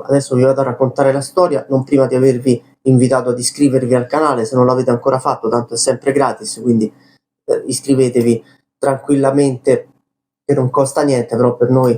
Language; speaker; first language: Italian; native; Italian